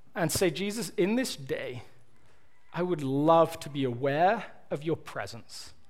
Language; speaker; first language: English; native; English